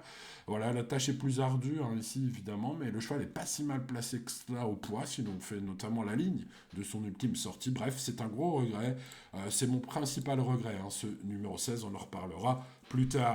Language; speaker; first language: French; native; French